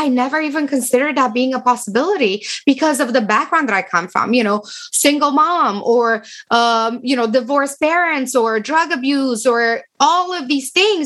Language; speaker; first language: English; non-native, fluent; Romanian